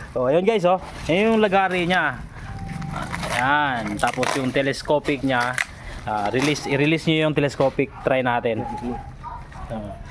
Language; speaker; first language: Filipino; native; Filipino